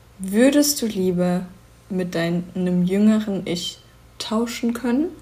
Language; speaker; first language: German; native; German